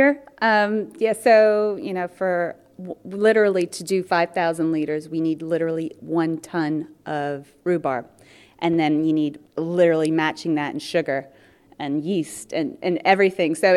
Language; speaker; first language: English; native; English